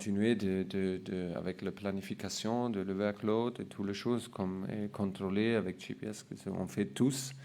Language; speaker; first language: French; non-native, learner; German